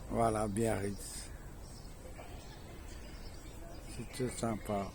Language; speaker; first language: French; early bilingual, other home language; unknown